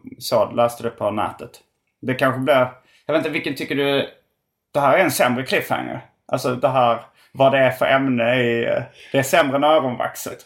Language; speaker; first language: Swedish; native; Swedish